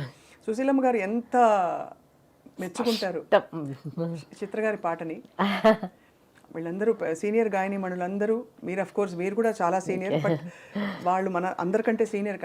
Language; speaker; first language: Telugu; native; Telugu